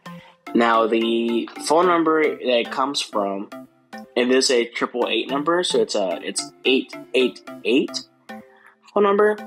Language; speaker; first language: English; native; English